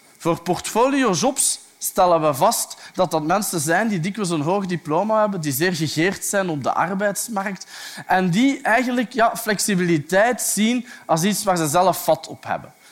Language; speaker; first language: Dutch; native; Dutch